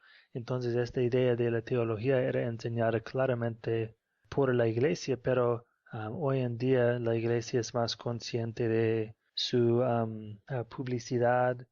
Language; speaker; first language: Spanish; non-native, fluent; English